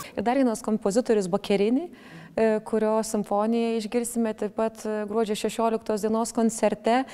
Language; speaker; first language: Lithuanian; native; Lithuanian